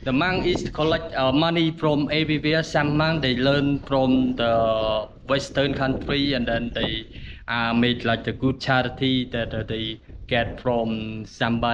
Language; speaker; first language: English; non-native, learner; Khmer